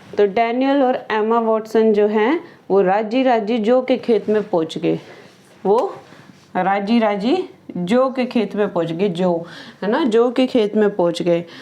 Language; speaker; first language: Hindi; native; Hindi